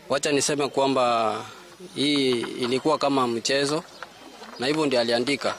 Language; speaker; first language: Swahili; non-native, local second language; Gusii